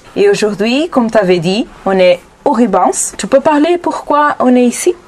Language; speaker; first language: French; non-native, learner; Portuguese